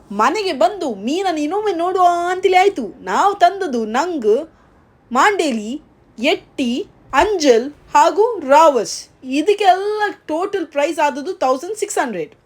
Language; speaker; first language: Kannada; non-native, local second language; Tulu